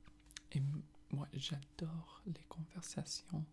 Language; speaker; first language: French; non-native, fluent; English